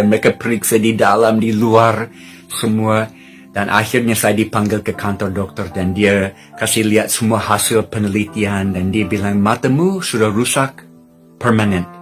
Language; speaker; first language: Indonesian; non-native, fluent; English